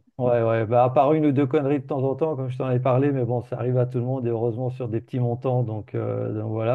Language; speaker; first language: French; native; French